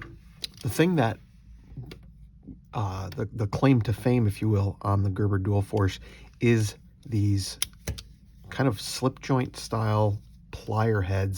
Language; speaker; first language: English; native; English